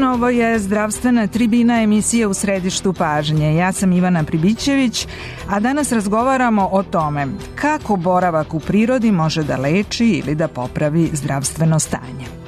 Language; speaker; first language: Serbian; native; Serbian